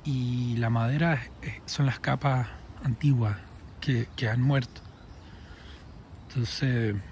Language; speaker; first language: Spanish; early bilingual, heritage; English